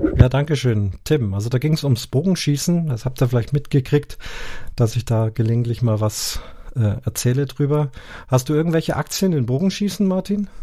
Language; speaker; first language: German; native; German